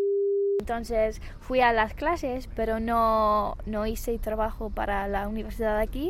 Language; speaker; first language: Spanish; non-native, fluent; English